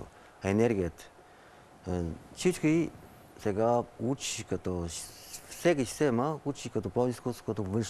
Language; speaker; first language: Bulgarian; non-native, learner; Chinese